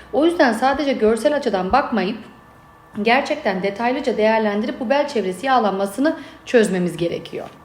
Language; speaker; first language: Turkish; native; Turkish